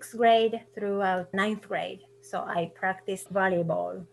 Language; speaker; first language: English; non-native, fluent; Japanese